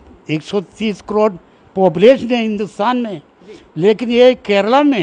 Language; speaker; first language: Hindi; non-native, local second language; Malayalam